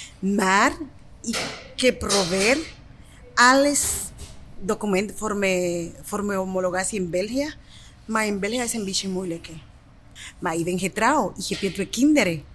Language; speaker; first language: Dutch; non-native, learner; Spanish